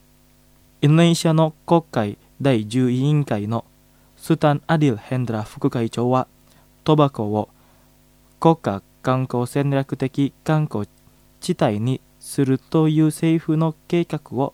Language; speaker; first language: Japanese; non-native, fluent; Indonesian